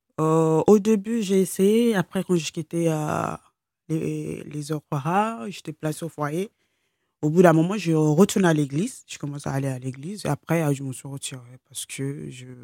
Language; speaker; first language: French; non-native, fluent; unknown